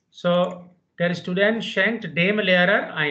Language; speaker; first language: German; non-native, fluent; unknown